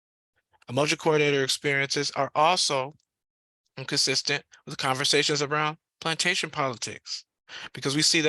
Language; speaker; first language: English; native; English